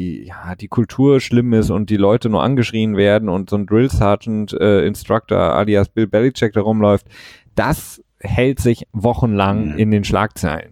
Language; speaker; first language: German; native; German